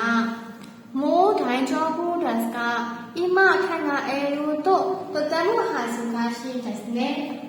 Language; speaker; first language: Japanese; non-native, learner; Burmese